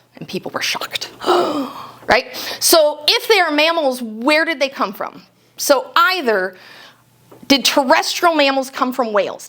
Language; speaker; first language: English; native; English